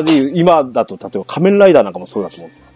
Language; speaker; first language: Japanese; native; Japanese